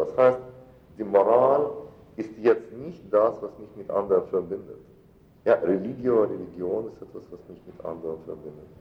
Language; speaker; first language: German; non-native, fluent; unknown